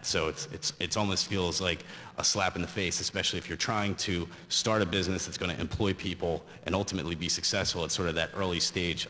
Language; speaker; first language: English; native; English